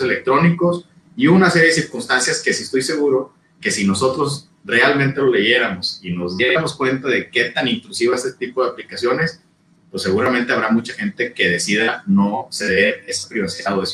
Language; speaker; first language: Spanish; native; Spanish